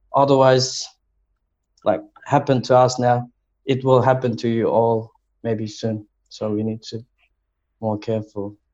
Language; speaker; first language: English; non-native, learner; Chinese